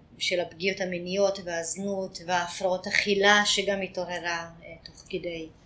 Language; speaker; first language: Hebrew; non-native, fluent; Hungarian